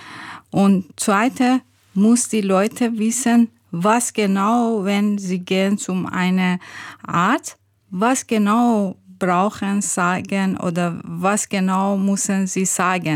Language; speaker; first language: German; non-native, learner; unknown